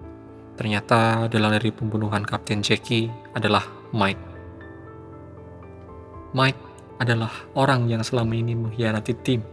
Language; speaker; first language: Indonesian; native; Indonesian